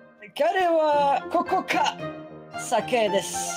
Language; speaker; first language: Japanese; non-native, learner; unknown